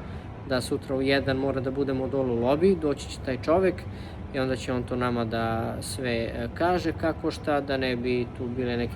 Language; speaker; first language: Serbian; early bilingual, heritage; Serbian